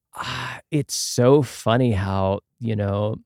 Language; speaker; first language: English; native; English